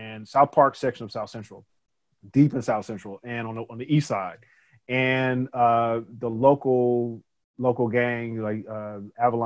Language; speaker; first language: English; native; English